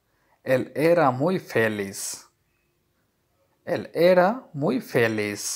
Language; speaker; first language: Spanish; non-native, fluent; Urdu